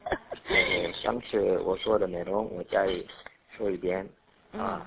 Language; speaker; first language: Chinese; non-native, learner; Korean